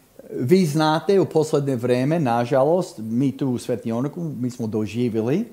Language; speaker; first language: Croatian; non-native, fluent; English